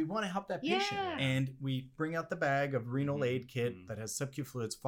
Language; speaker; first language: English; non-native, fluent; French